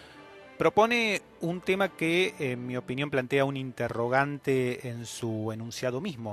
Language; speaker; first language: Spanish; native; Spanish